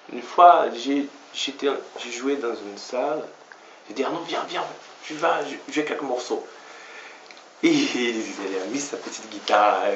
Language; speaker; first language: French; non-native, fluent; Portuguese